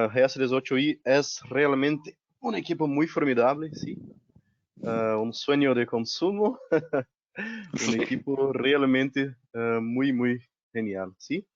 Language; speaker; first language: Spanish; non-native, local second language; Portuguese